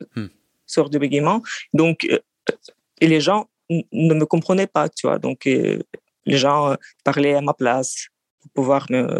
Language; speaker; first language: French; non-native, fluent; Russian